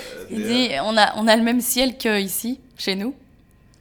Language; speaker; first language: French; native; French